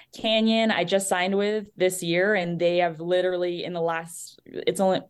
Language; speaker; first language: English; native; English